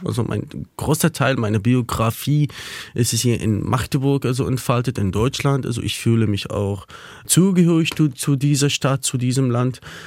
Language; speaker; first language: German; non-native, fluent; Kurdish